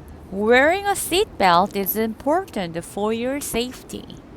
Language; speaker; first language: English; non-native, fluent; Korean